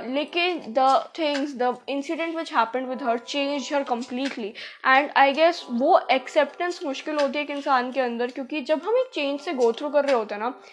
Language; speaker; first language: Hindi; native; Hindi